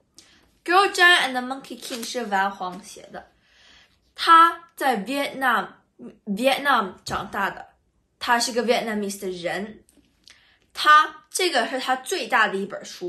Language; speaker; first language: Chinese; early bilingual, other home language; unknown